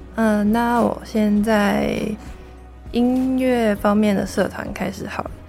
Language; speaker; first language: Chinese; non-native, local second language; Cantonese